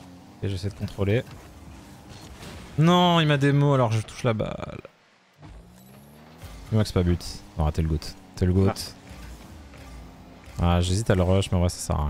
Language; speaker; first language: French; native; French